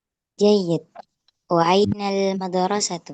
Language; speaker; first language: Arabic; non-native, learner; Indonesian